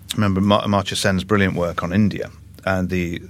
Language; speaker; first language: English; native; English